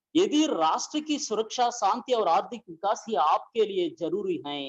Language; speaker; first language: Hindi; non-native, local second language; Telugu